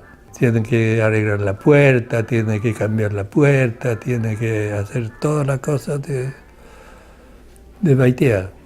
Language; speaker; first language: Spanish; non-native, local second language; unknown